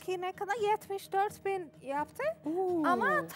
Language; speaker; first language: Turkish; non-native, learner; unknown